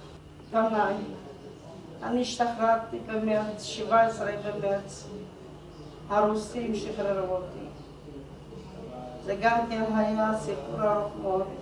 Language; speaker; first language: Hebrew; non-native, fluent; Hungarian